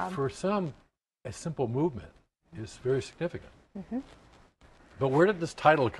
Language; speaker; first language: English; native; English